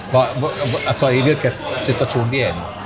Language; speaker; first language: Swedish; non-native, local second language; Finnish